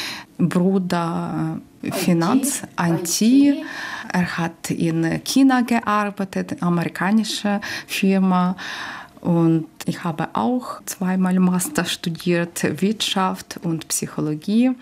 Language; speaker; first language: German; non-native, learner; Ukrainian